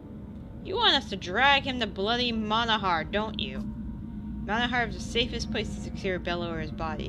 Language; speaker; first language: English; native; English